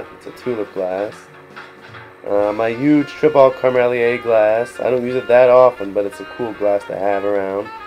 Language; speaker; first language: English; native; English